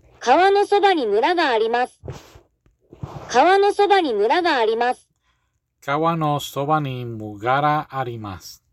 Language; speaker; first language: Japanese; non-native, learner; English